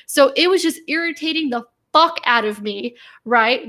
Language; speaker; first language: English; native; English